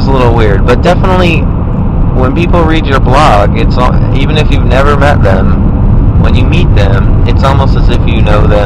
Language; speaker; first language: English; native; English